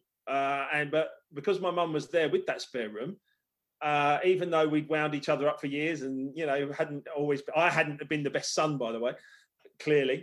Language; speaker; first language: English; native; English